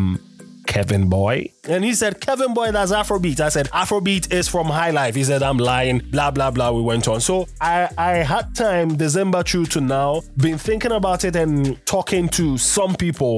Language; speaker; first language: English; non-native, local second language; Akan